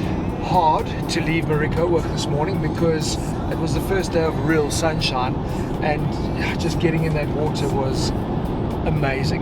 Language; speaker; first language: English; native; English